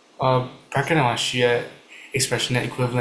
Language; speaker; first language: Burmese; native; Burmese